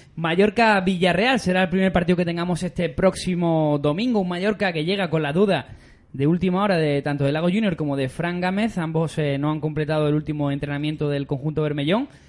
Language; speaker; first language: Spanish; native; Spanish